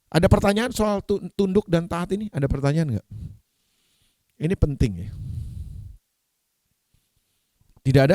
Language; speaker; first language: Indonesian; native; Indonesian